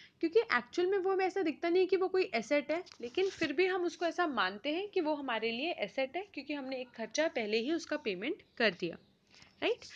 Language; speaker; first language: Hindi; native; Hindi